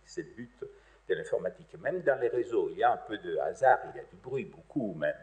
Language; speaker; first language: French; native; French